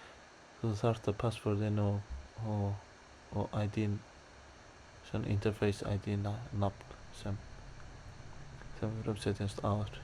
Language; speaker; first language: Icelandic; non-native, learner; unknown